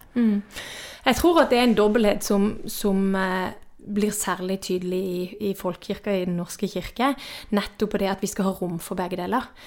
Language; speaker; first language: Norwegian; native; Norwegian